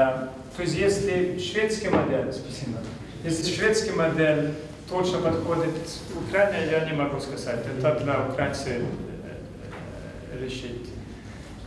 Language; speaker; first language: Russian; non-native, fluent; Swedish